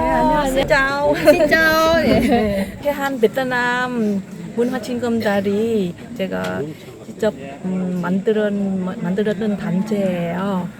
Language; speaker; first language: Korean; non-native, fluent; Vietnamese